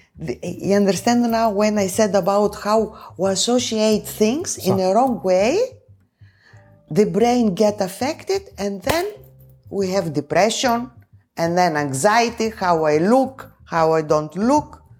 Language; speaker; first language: English; non-native, fluent; Greek